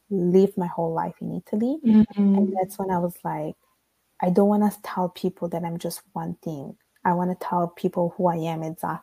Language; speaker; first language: English; non-native, fluent; Italian